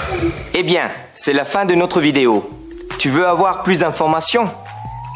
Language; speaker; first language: French; non-native, fluent; Spanish